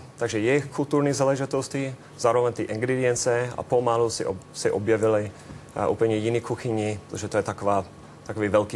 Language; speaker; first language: Czech; non-native, fluent; English